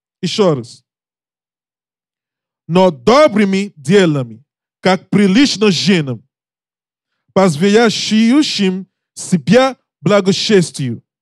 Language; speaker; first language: Russian; non-native, learner; English